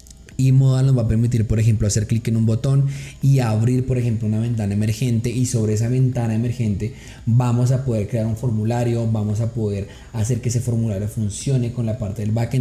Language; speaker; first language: Spanish; native; Spanish